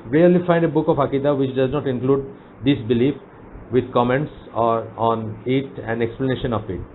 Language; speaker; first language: English; non-native, local second language; Bangla